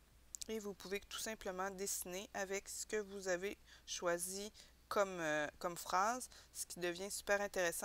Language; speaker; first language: French; native; French